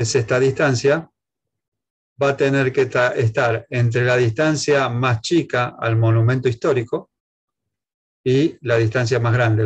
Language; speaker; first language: Spanish; native; Spanish